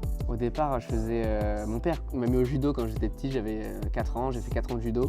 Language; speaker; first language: French; native; French